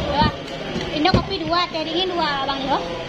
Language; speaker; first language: Indonesian; non-native, local second language; Achinese